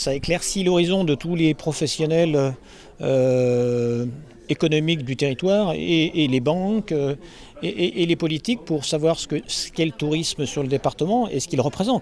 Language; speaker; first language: French; native; French